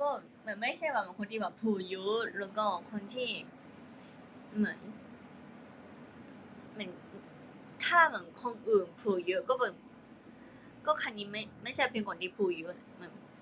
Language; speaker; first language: Thai; non-native, fluent; Japanese